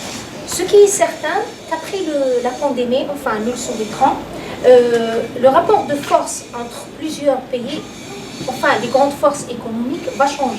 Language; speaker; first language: French; non-native, local second language; Arabic